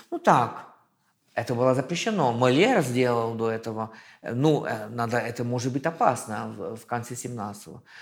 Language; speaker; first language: Russian; non-native, fluent; French